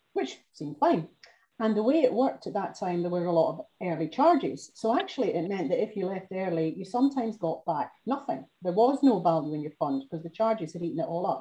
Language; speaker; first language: English; native; English